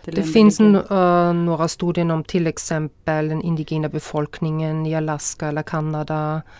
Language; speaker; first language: Swedish; non-native, fluent; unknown